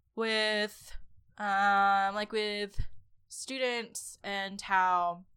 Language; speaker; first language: English; native; English